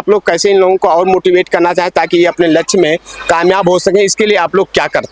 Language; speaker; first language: Hindi; native; Hindi